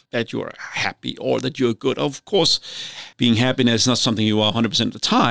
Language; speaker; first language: English; non-native, fluent; Danish